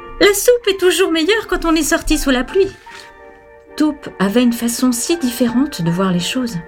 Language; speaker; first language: French; native; French